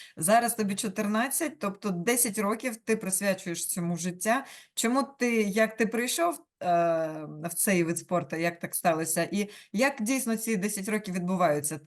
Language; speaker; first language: Ukrainian; native; Ukrainian